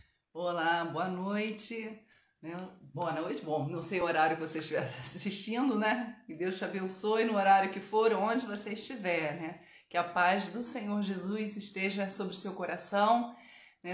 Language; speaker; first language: Portuguese; native; Portuguese